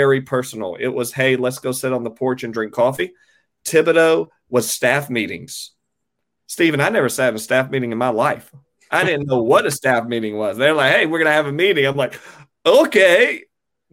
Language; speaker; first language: English; native; English